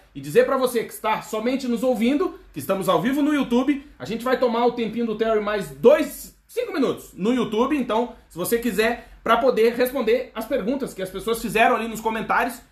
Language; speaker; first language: Portuguese; native; Portuguese